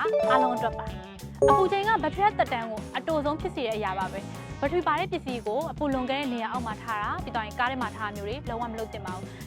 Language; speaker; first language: Burmese; native; Burmese